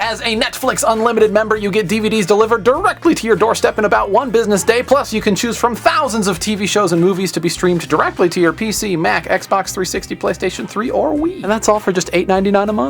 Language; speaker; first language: English; native; English